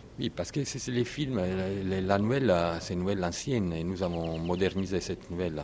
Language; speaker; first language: French; non-native, learner; Italian